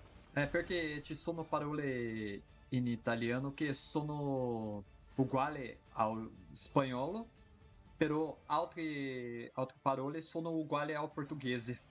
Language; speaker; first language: Italian; non-native, fluent; Portuguese